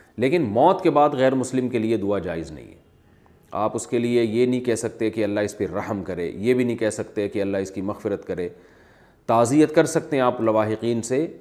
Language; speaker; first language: Urdu; native; Urdu